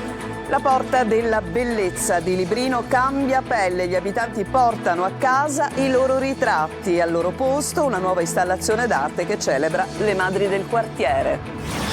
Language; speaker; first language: Italian; native; Italian